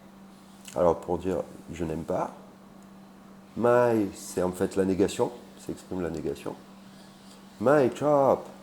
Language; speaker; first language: French; native; French